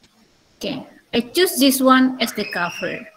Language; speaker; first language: English; non-native, learner; Indonesian